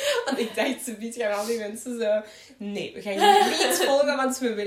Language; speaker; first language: Dutch; native; Dutch